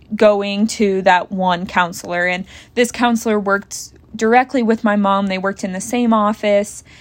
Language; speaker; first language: English; native; English